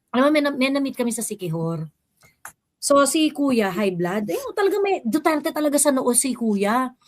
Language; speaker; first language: Filipino; native; Filipino